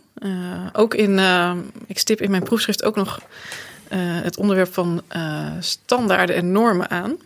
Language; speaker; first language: Dutch; native; Dutch